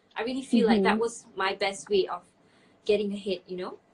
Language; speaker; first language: English; non-native, local second language; Malay